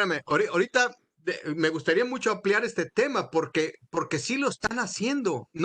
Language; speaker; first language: Spanish; native; Spanish